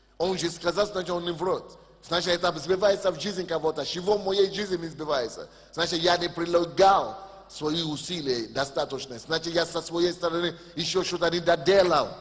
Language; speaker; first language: Russian; non-native, fluent; Yoruba